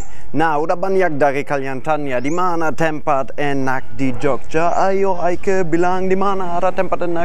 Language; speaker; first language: Indonesian; non-native, fluent; German